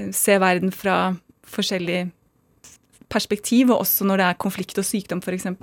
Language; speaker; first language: Norwegian; native; Norwegian